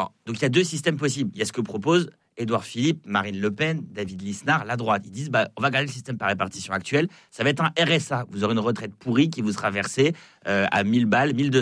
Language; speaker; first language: French; native; French